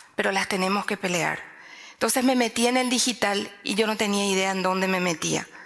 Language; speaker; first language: Spanish; native; Spanish